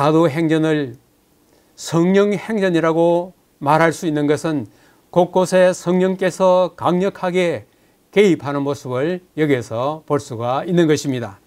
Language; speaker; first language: Korean; native; Korean